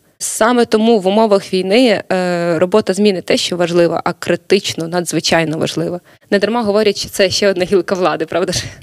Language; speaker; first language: Ukrainian; native; Ukrainian